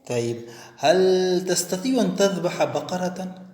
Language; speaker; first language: Arabic; non-native, fluent; Urdu